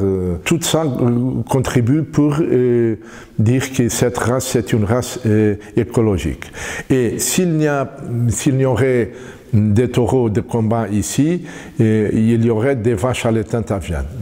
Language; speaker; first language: French; non-native, fluent; Portuguese